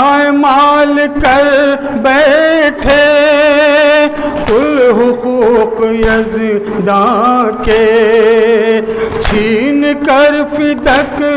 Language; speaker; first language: Urdu; native; Urdu